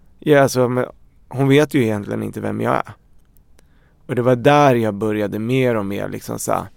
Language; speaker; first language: Swedish; early bilingual, other home language; Arabic